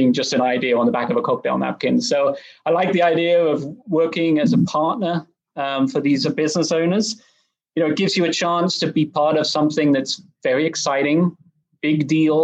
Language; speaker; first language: English; native; English